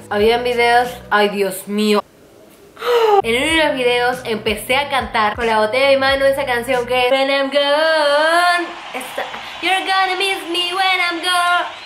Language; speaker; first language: Spanish; native; Spanish